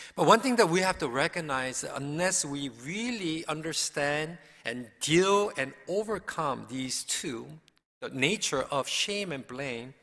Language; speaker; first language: English; early bilingual, other home language; Korean